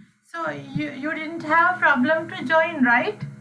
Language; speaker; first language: English; non-native, local second language; Sinhala